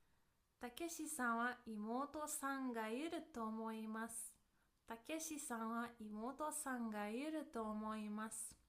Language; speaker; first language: Japanese; non-native, fluent; English